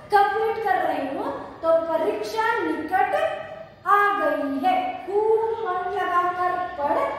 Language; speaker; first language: Hindi; non-native, local second language; Kannada